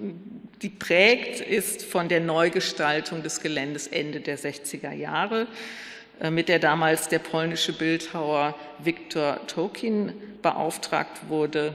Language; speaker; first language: German; native; German